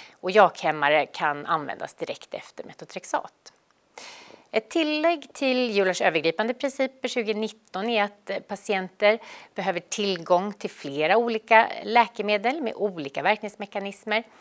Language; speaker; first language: Swedish; native; Swedish